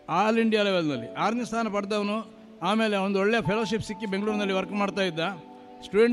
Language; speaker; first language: Kannada; non-native, local second language; Marathi